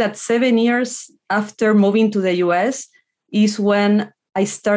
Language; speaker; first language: English; non-native, fluent; Spanish